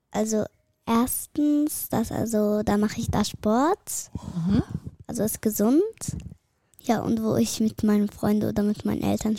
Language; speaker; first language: German; early bilingual, other home language; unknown